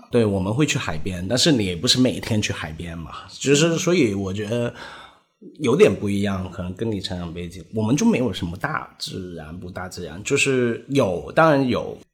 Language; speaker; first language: Chinese; non-native, local second language; Cantonese